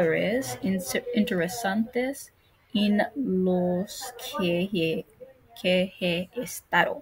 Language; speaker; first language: Spanish; non-native, learner; English